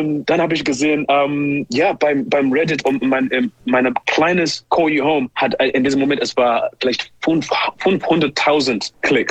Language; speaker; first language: German; non-native, learner; English